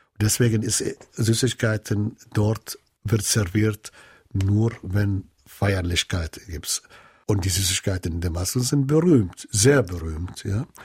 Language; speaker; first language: German; non-native, fluent; Arabic